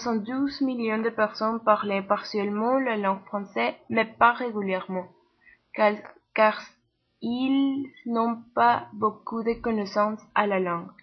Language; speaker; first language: French; non-native, learner; Spanish